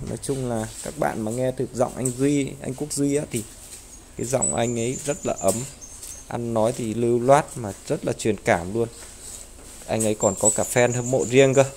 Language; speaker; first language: Vietnamese; non-native, local second language; Tày